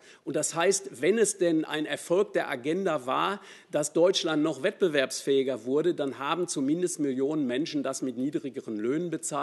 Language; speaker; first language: German; native; German